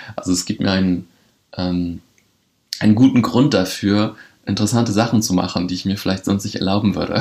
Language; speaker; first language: German; early bilingual, other home language; Polish